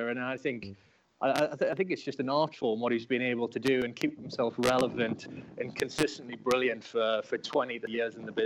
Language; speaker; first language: English; native; English